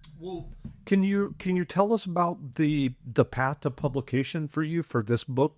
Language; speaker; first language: English; native; English